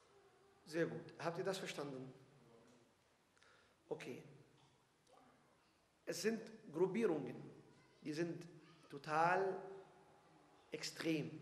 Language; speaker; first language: German; non-native, fluent; Arabic